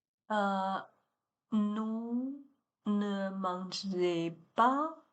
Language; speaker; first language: French; non-native, learner; Chinese